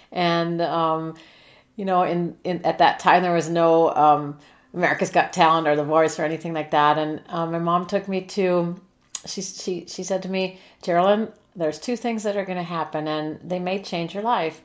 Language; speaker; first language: English; native; English